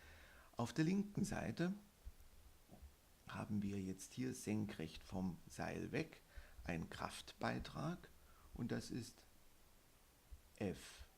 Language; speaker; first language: German; native; German